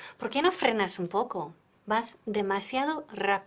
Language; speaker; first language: Spanish; non-native, fluent; English